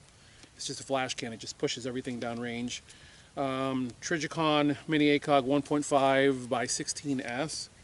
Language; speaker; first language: English; native; English